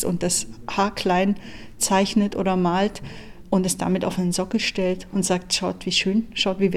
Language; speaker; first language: German; native; German